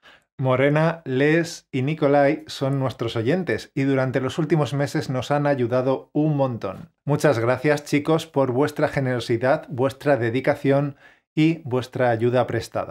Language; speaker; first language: Spanish; native; Spanish